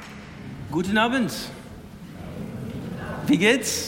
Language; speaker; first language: German; non-native, learner; English